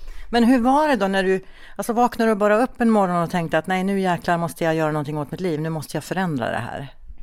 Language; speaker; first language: Swedish; native; Swedish